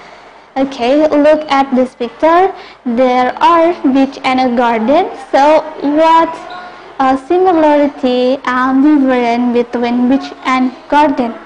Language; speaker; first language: English; non-native, local second language; Indonesian